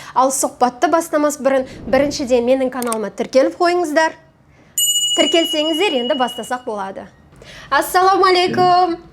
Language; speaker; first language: Kazakh; native; Kazakh